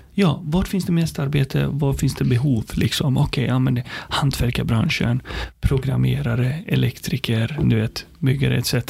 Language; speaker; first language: Swedish; early bilingual, other home language; Arabic